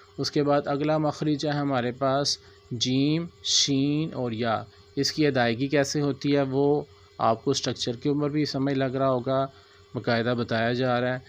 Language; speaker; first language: Urdu; native; Urdu